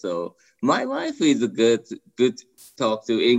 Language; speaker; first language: English; non-native, learner; Japanese